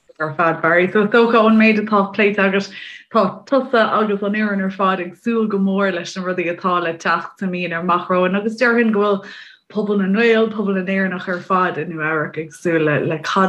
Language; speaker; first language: Irish; native; Irish